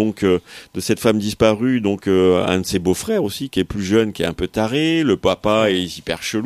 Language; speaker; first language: French; native; French